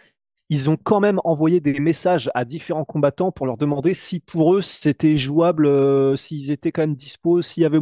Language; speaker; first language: French; native; French